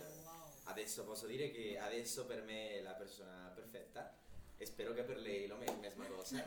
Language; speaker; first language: Italian; non-native, learner; Spanish